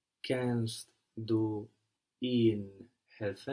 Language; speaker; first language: German; non-native, learner; English